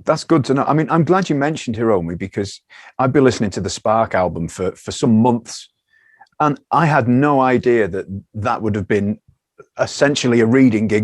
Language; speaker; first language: English; native; English